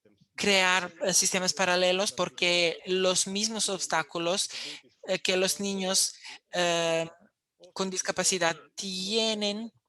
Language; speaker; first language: Spanish; non-native, fluent; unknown